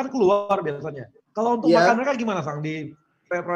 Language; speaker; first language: Indonesian; native; Indonesian